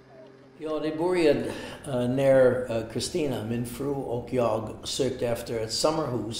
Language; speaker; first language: Swedish; non-native, fluent; English